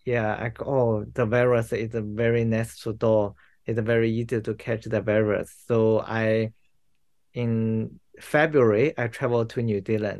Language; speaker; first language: English; non-native, learner; Chinese